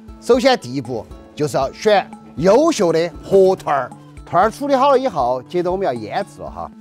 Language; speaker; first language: Chinese; native; Chinese